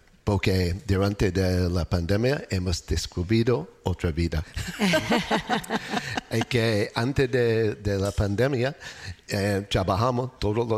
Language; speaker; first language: Spanish; non-native, learner; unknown